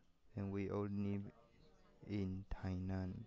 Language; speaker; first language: English; non-native, learner; Chinese